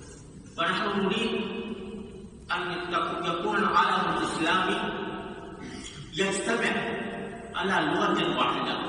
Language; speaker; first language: Arabic; non-native, fluent; Urdu